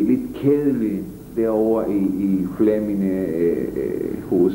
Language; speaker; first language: Danish; non-native, learner; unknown